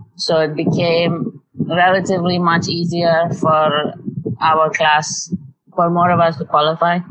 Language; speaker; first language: English; non-native, local second language; Tamil